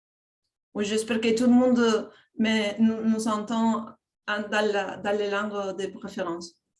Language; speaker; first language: French; non-native, fluent; Spanish